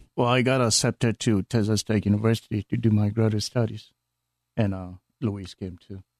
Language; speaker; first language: English; non-native, local second language; Akan